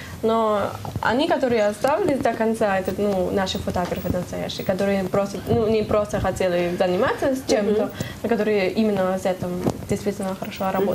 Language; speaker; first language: Russian; non-native, learner; German